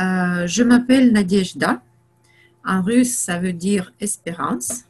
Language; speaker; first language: French; non-native, learner; Russian